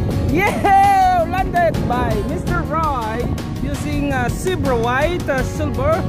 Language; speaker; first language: English; non-native, local second language; Filipino